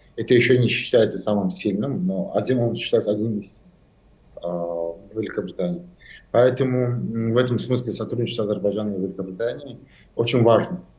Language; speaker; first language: Russian; non-native, local second language; Azerbaijani